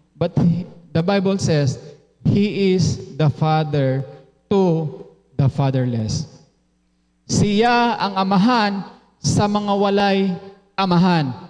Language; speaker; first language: Cebuano; non-native, local second language; Filipino